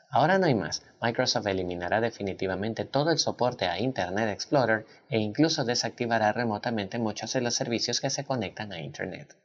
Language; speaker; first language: Spanish; native; Spanish